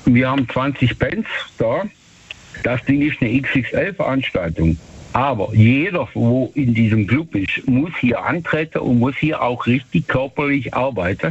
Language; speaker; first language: German; native; German